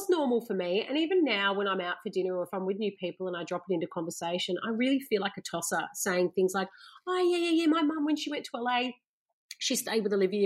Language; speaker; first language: English; native; English